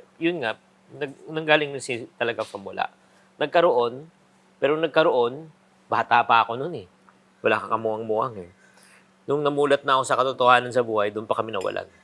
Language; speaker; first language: Filipino; native; Filipino